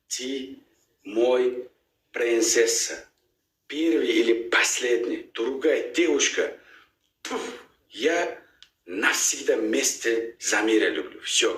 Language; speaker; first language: Russian; non-native, learner; Uzbek